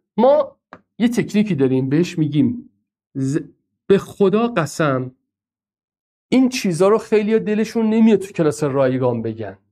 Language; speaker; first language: Persian; non-native, local second language; Azerbaijani